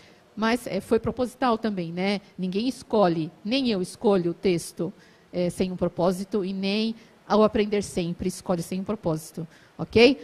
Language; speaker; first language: Portuguese; native; Portuguese